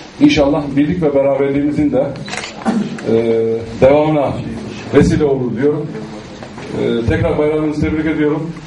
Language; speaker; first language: Turkish; native; Turkish